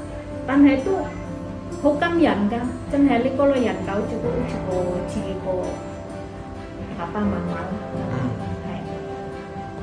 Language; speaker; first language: Cantonese; non-native, fluent; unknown